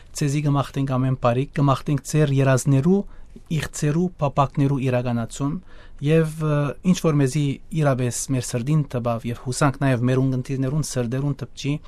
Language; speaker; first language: Armenian; early bilingual, heritage; Armenian